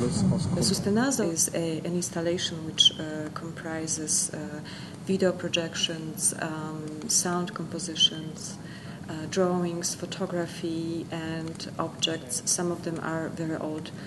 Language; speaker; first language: English; non-native, fluent; Polish